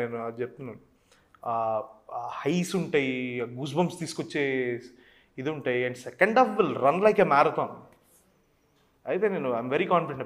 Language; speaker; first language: Telugu; native; Telugu